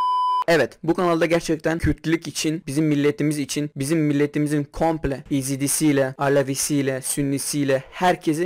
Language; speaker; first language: Turkish; non-native, local second language; Kurdish